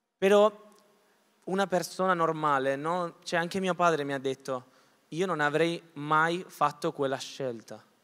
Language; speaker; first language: Italian; early bilingual, other home language; Spanish